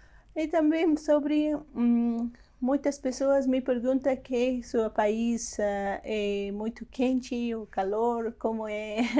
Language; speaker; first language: Portuguese; non-native, learner; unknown